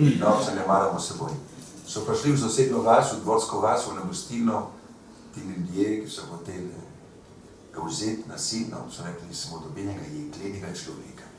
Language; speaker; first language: Slovenian; early bilingual, heritage; Slovenian